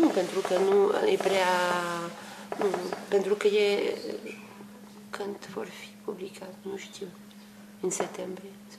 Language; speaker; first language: Romanian; non-native, learner; French